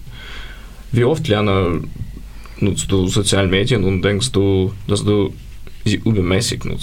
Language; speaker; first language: German; non-native, learner; Ukrainian